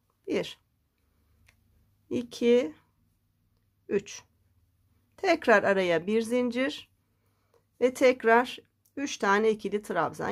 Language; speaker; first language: Turkish; native; Turkish